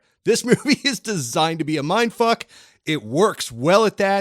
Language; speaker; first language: English; native; English